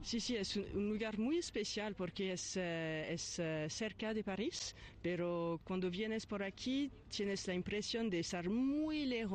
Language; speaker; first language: Spanish; non-native, fluent; French